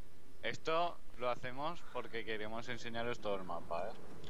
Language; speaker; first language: Spanish; native; Spanish